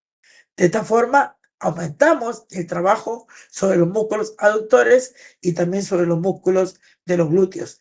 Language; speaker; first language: Spanish; native; Spanish